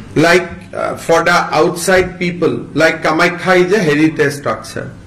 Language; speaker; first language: English; non-native, local second language; Assamese